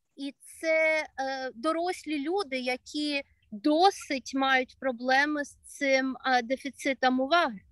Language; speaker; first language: Ukrainian; non-native, local second language; Russian